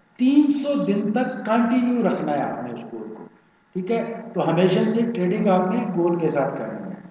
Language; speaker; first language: Urdu; non-native, local second language; Punjabi